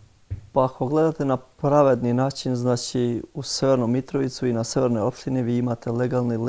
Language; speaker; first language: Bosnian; non-native, local second language; Albanian